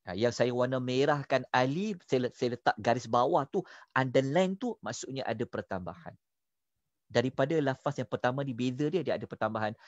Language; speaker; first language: Malay; native; Malay